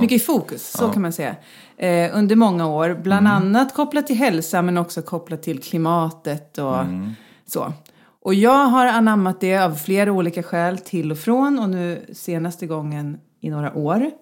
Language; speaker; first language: Swedish; native; Swedish